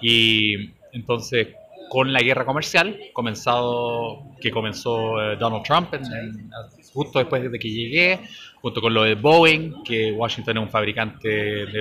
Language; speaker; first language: Spanish; non-native, fluent; English